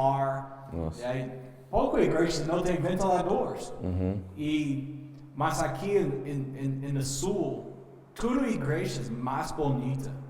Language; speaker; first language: Portuguese; non-native, learner; English